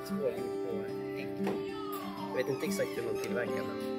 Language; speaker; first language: Swedish; native; Swedish